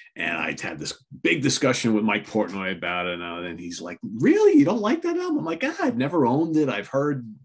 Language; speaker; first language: English; native; English